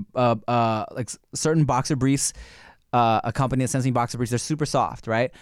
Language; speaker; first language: English; native; English